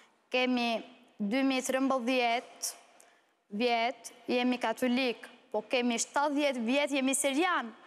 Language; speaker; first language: Albanian; non-native, learner; Arabic